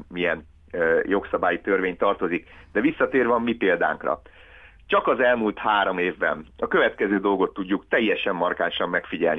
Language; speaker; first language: Hungarian; native; Hungarian